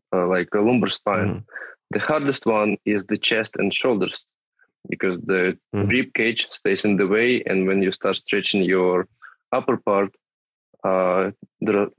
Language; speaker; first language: English; non-native, fluent; Russian